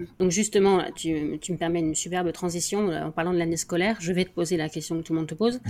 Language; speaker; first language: French; native; French